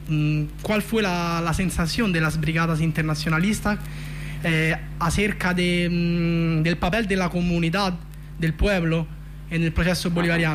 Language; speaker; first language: Spanish; non-native, learner; Italian